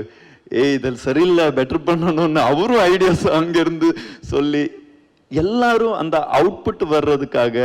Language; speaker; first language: Tamil; non-native, learner; Kannada